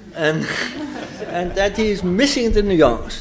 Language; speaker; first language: English; non-native, fluent; German